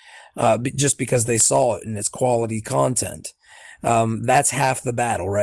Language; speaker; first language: English; native; English